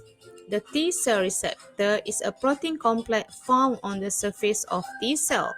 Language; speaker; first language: English; non-native, fluent; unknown